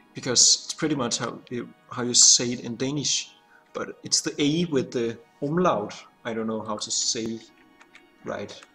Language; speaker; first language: English; non-native, fluent; Danish